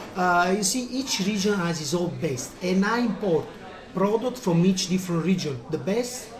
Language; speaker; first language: English; non-native, learner; Italian